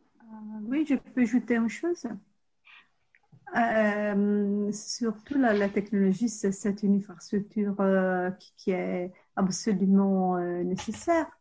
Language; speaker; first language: French; non-native, fluent; Italian